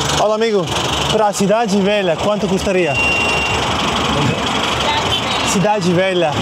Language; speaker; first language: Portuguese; non-native, learner; Bosnian